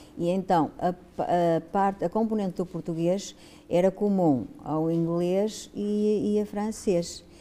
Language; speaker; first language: Portuguese; native; Portuguese